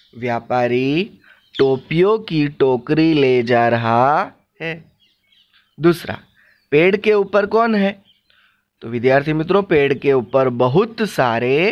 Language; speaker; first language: Hindi; non-native, local second language; Gujarati